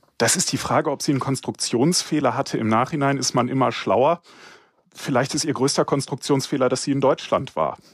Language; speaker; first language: German; native; German